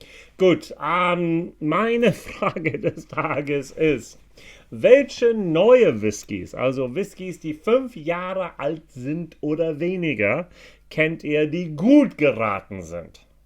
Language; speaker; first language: German; non-native, fluent; English